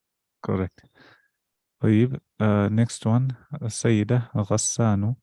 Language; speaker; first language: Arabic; non-native, fluent; English